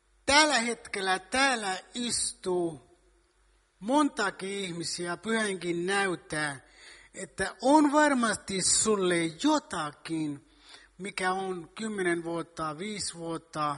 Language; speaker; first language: Finnish; non-native, fluent; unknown